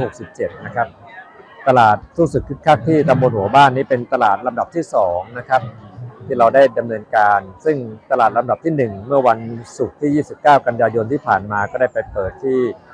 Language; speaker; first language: Thai; native; Thai